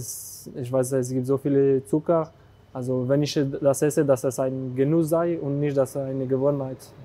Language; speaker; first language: German; non-native, local second language; French